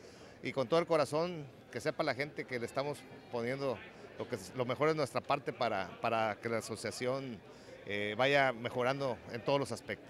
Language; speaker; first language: Spanish; native; Spanish